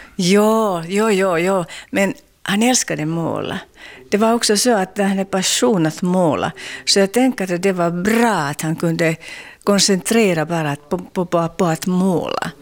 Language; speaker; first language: Swedish; non-native, local second language; Finnish